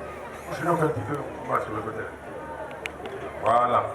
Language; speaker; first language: French; native; French